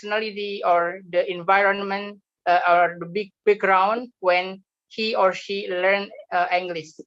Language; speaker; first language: English; non-native, learner; Indonesian